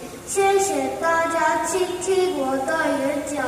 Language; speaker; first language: Chinese; non-native, learner; Korean